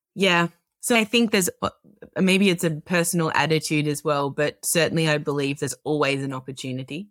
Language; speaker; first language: English; native; English